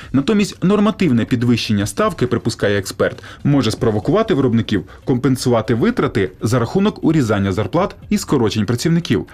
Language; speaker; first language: Ukrainian; native; Ukrainian